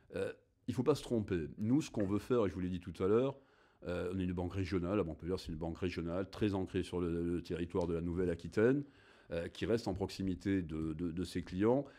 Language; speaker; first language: French; native; French